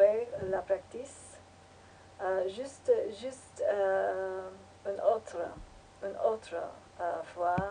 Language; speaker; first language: French; non-native, learner; English